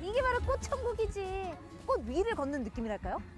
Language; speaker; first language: Korean; native; Korean